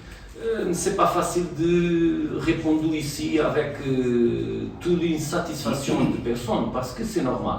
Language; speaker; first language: French; non-native, fluent; Portuguese